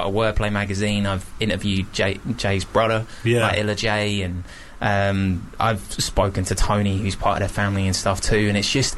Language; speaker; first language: English; native; English